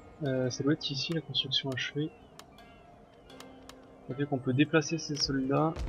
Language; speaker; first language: French; native; French